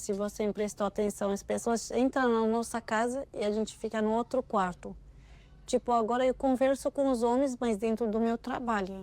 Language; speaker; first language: Portuguese; non-native, learner; Arabic